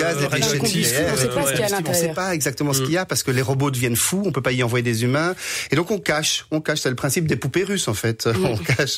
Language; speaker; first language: French; native; French